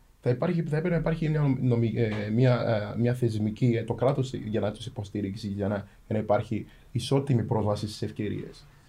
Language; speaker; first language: Greek; early bilingual, other home language; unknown